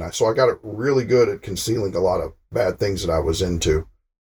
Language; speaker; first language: English; native; English